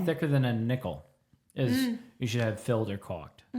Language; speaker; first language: English; native; English